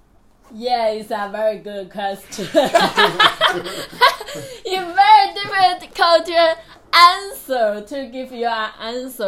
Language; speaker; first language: English; non-native, learner; Chinese